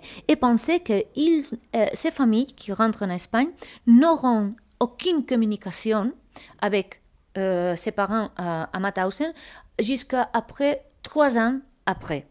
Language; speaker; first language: French; non-native, fluent; Spanish